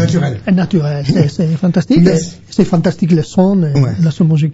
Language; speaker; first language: French; non-native, learner; Italian